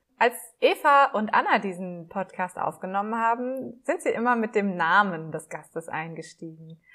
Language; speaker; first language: German; native; German